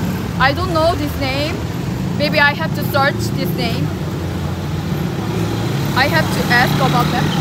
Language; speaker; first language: English; non-native, learner; Korean